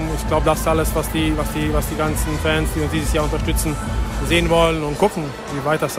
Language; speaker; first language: German; native; German